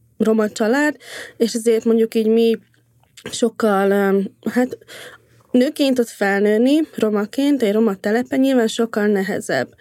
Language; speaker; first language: Hungarian; native; Hungarian